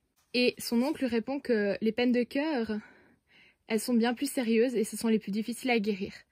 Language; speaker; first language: French; native; French